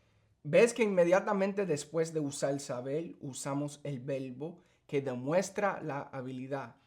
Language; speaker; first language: Spanish; early bilingual, heritage; English